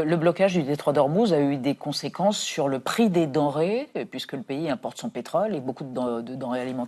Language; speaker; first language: French; native; French